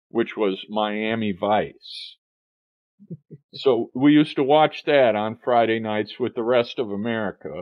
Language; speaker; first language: English; native; English